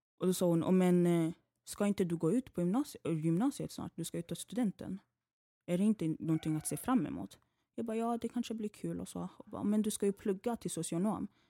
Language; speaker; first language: Swedish; early bilingual, other home language; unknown